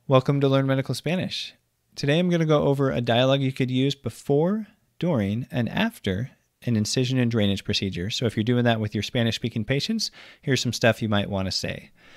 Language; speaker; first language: English; native; English